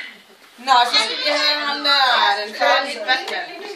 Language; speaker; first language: Danish; native; Danish